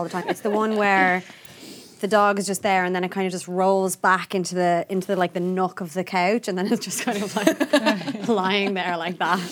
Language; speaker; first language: English; native; English